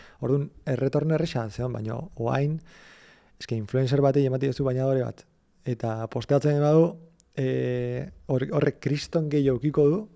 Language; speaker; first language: Basque; native; Basque